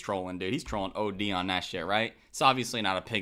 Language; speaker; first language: English; native; English